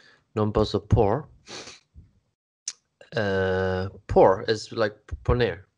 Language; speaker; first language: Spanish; non-native, learner; Swedish